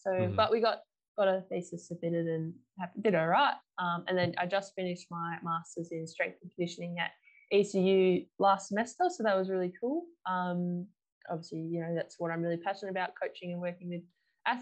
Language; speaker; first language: English; native; English